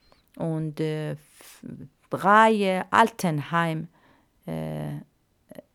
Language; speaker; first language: German; non-native, learner; Arabic